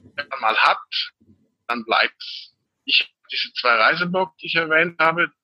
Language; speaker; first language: German; native; German